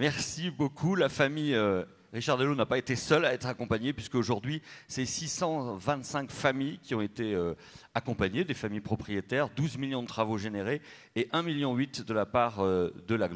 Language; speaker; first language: French; native; French